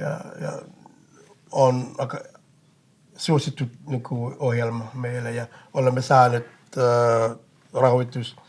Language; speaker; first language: Finnish; non-native, fluent; English